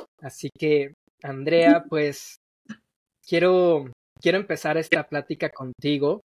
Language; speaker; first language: Spanish; native; Spanish